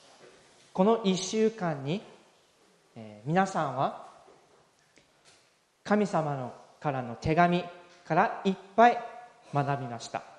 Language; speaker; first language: Japanese; non-native, fluent; English